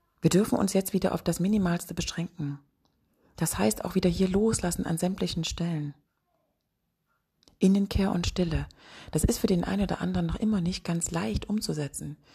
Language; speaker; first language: German; native; German